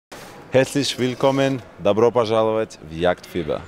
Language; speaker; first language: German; non-native, learner; Russian